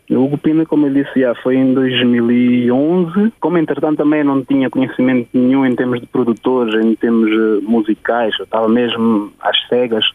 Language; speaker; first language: Portuguese; native; Portuguese